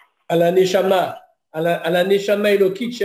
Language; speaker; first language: Hebrew; non-native, fluent; French